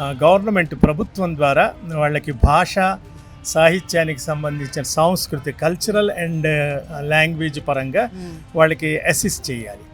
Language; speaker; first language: Telugu; native; Telugu